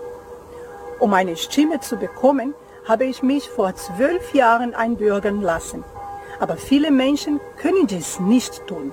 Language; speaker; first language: German; non-native, fluent; Portuguese